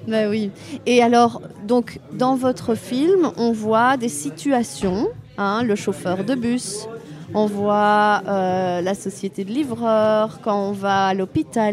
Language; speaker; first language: French; native; French